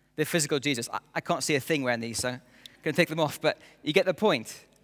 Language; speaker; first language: English; native; English